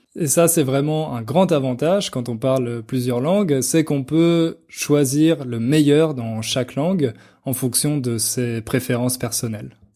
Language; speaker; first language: French; native; French